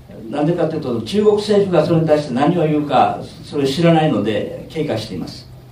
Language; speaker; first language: Japanese; native; Japanese